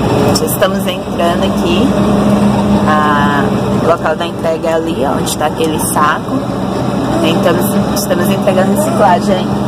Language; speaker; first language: Portuguese; native; Portuguese